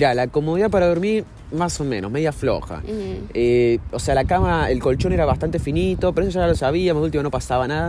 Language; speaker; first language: Spanish; native; Spanish